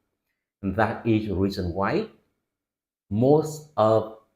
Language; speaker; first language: English; non-native, fluent; Vietnamese